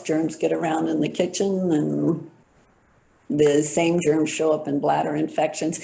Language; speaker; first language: English; native; English